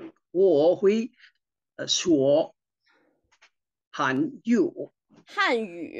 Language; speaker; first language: Chinese; non-native, learner; Filipino